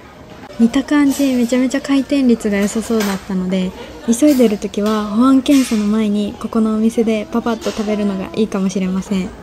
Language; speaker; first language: Japanese; native; Japanese